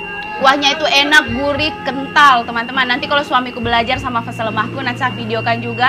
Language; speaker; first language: Indonesian; native; Indonesian